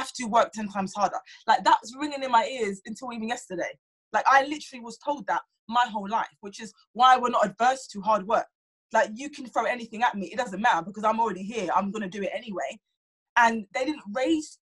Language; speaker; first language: English; native; English